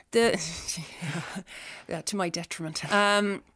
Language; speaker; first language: English; native; English